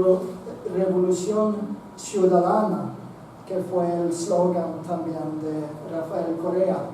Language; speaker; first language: Spanish; non-native, fluent; Swedish